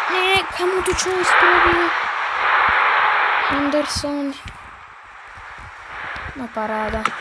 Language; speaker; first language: Slovak; native; Slovak